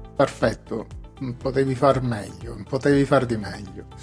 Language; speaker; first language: Italian; native; Italian